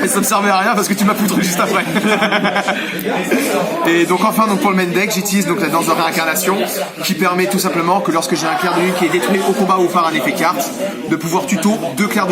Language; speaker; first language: French; native; French